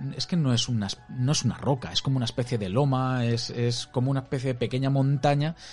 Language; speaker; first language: Spanish; native; Spanish